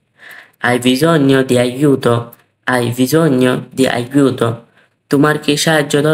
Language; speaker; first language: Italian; non-native, fluent; Bangla